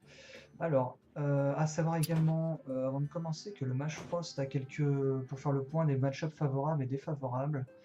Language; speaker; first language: French; native; French